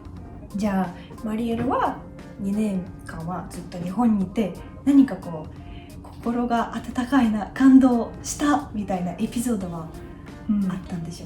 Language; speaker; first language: Japanese; non-native, fluent; Russian